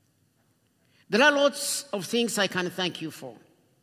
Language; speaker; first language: English; non-native, local second language; Kinyarwanda